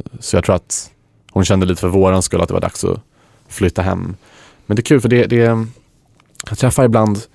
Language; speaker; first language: Swedish; early bilingual, other home language; Arabic